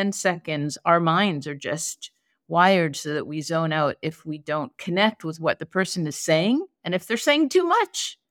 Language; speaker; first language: English; native; English